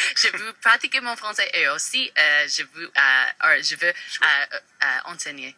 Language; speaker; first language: French; non-native, learner; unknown